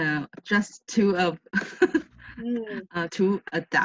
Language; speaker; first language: English; non-native, learner; Chinese